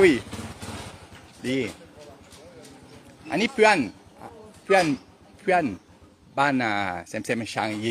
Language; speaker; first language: Thai; non-native, learner; French